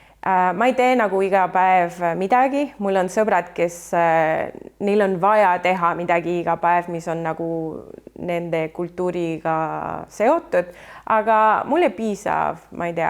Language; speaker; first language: Estonian; non-native, fluent; Spanish